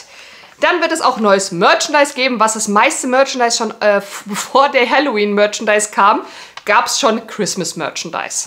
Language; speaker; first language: German; native; German